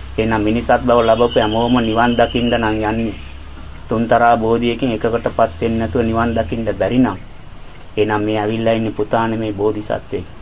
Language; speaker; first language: Sinhala; non-native, fluent; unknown